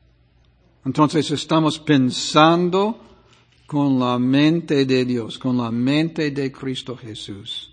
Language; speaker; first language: Spanish; non-native, fluent; English